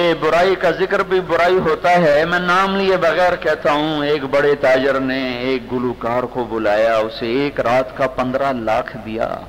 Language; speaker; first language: Urdu; non-native, local second language; Punjabi